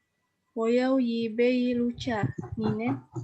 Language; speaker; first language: Chinese; non-native, learner; Indonesian